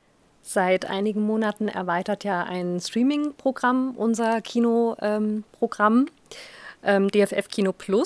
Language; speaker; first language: German; native; German